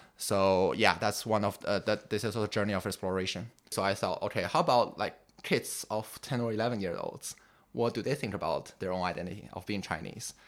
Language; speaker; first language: English; non-native, fluent; Chinese